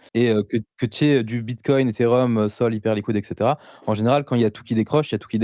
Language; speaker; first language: French; native; French